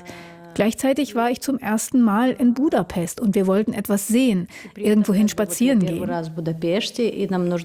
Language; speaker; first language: German; non-native, fluent; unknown